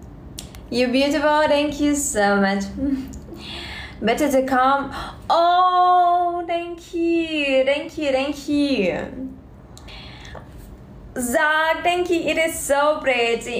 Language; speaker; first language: English; non-native, learner; Russian